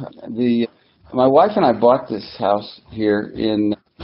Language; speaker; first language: English; native; English